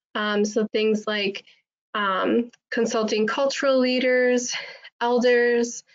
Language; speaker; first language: English; native; English